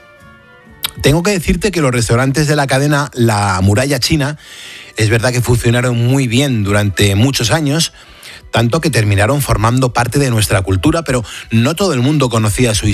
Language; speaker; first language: Spanish; native; Spanish